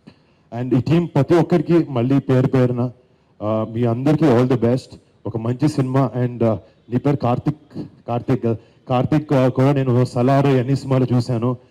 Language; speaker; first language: Telugu; native; Telugu